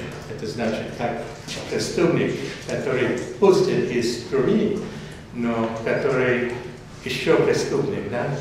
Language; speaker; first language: Russian; non-native, fluent; English